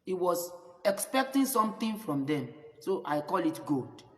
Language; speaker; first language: English; non-native, local second language; Yoruba